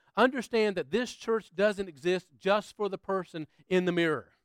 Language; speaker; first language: English; native; English